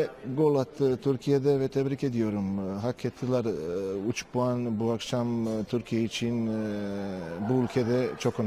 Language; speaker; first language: Turkish; non-native, fluent; Croatian